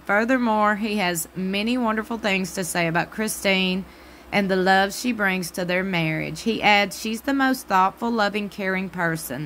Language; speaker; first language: English; native; English